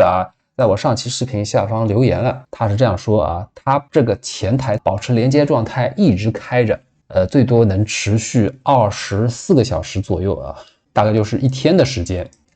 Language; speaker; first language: Chinese; native; Chinese